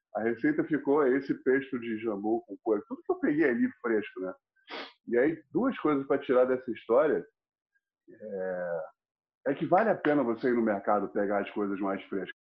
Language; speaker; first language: Portuguese; non-native, fluent; English